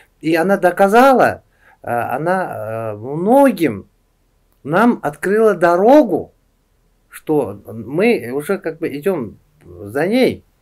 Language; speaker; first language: Russian; non-native, local second language; Uzbek